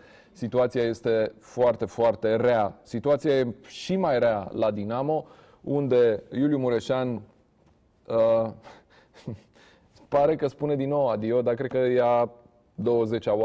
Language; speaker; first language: Romanian; native; Romanian